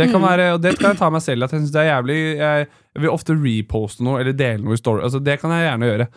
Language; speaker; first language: Norwegian; native; Norwegian